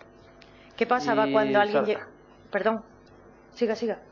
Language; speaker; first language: Spanish; native; Spanish